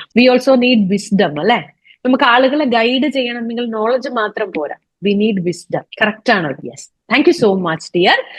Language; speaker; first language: Malayalam; native; Malayalam